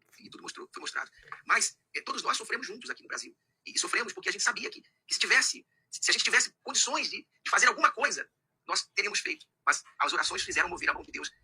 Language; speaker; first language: Portuguese; native; Portuguese